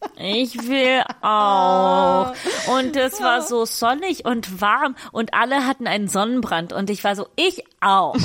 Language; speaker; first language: German; native; German